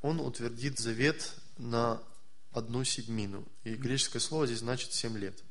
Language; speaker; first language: Russian; native; Russian